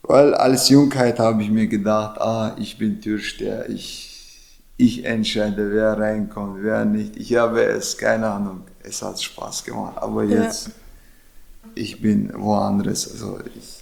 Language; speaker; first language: German; non-native, learner; Chechen